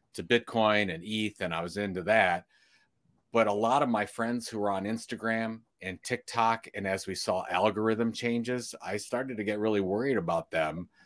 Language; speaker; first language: English; early bilingual, other home language; Italian